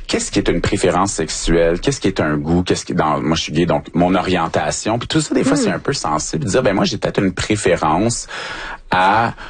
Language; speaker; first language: French; native; French